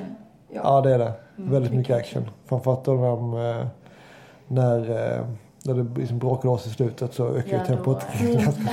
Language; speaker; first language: Swedish; native; Swedish